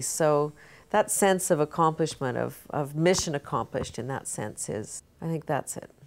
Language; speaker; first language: English; native; English